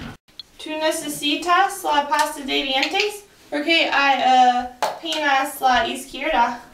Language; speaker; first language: Spanish; non-native, learner; English